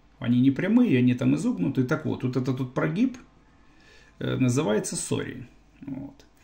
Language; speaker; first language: Russian; native; Russian